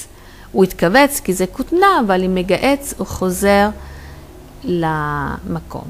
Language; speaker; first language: Hebrew; non-native, fluent; Italian